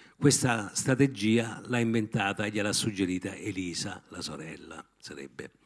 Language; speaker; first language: Italian; native; Italian